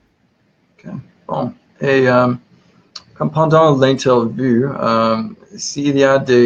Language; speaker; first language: French; non-native, learner; English